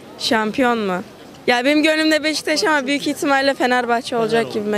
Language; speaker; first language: Turkish; native; Turkish